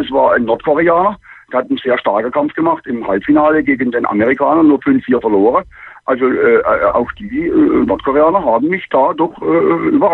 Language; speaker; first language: German; native; German